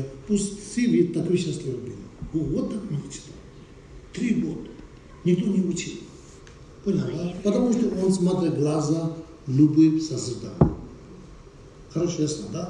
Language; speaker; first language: Russian; non-native, learner; Tibetan